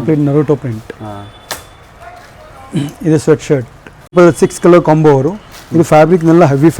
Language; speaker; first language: Malayalam; non-native, learner; Tamil